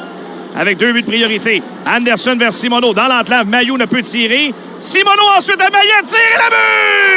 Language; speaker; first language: French; native; French